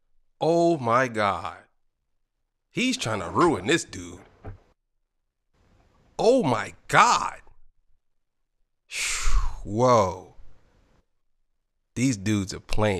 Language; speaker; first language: English; native; English